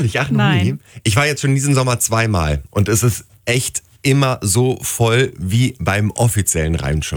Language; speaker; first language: German; native; German